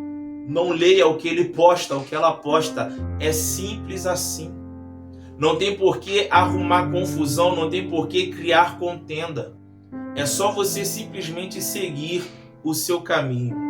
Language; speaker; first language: Portuguese; native; Portuguese